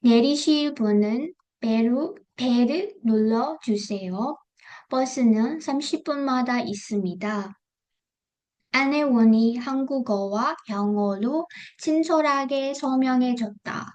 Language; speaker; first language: Korean; non-native, fluent; Burmese